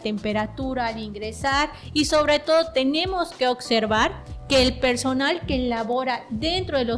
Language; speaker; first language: Spanish; native; Spanish